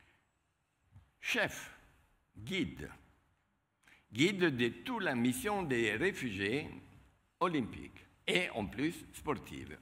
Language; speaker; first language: French; non-native, fluent; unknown